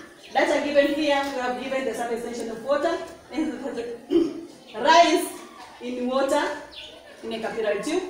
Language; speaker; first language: English; non-native, local second language; Swahili